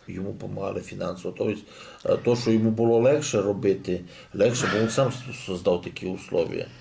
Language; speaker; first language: Ukrainian; native; Ukrainian